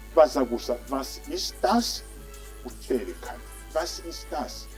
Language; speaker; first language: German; non-native, fluent; Rundi